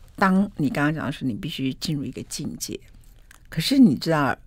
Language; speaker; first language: Chinese; native; Chinese